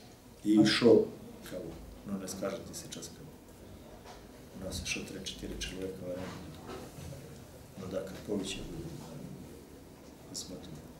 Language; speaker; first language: Russian; non-native, learner; Serbian